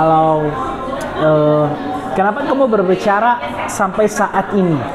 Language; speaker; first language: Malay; non-native, learner; Arabic